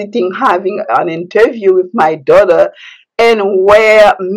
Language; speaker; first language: English; non-native, fluent; Haitian Creole